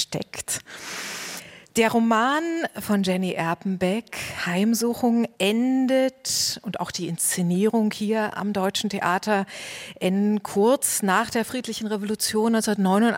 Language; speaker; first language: German; native; German